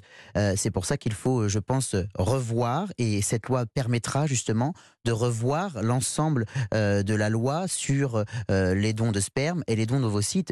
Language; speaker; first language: French; native; French